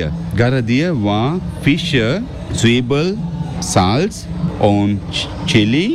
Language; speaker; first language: German; non-native, learner; Sinhala